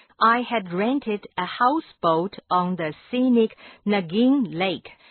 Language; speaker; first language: English; non-native, fluent; Chinese